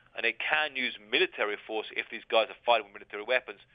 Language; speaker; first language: English; native; English